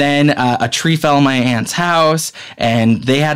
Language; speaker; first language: English; native; English